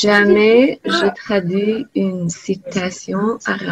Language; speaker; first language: French; non-native, learner; Chinese